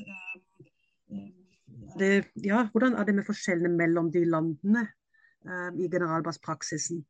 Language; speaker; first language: Norwegian; non-native, fluent; German